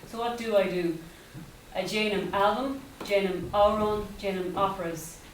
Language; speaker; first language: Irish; non-native, local second language; English